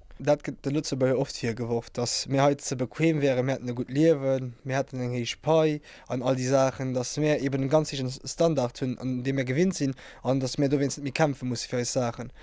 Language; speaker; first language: Luxembourgish; non-native, fluent; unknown